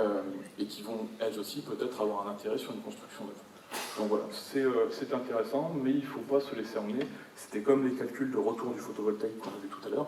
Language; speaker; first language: French; native; French